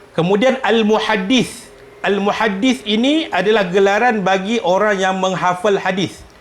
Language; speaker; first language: Malay; native; Malay